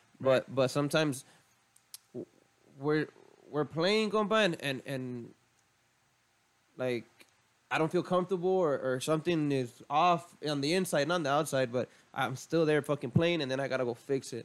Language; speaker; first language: English; early bilingual, other home language; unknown